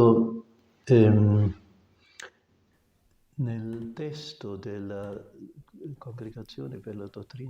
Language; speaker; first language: Italian; non-native, local second language; German